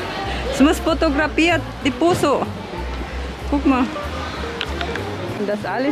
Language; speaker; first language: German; non-native, learner; Filipino